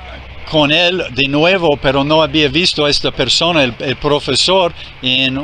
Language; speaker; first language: Spanish; non-native, fluent; English